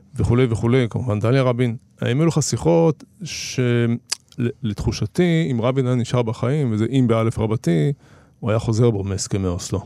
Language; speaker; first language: Hebrew; native; Hebrew